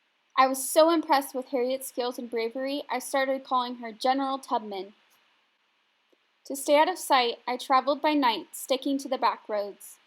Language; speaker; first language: English; native; English